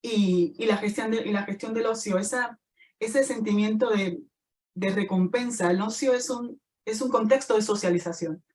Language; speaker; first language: Spanish; native; Spanish